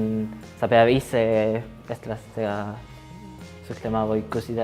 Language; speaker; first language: Estonian; non-native, learner; Spanish